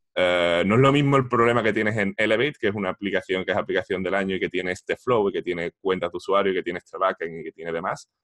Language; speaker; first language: Spanish; native; Spanish